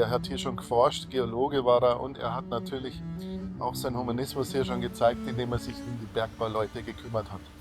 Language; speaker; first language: German; native; German